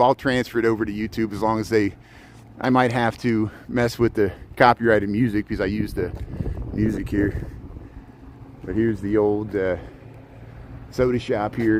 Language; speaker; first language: English; native; English